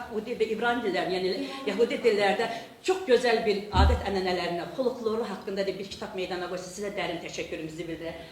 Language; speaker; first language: Azerbaijani; non-native, local second language; Talysh